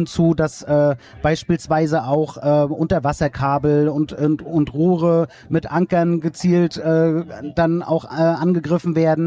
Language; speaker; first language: German; native; German